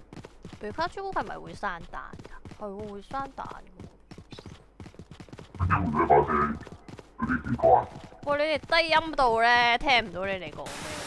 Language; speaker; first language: Chinese; native; Chinese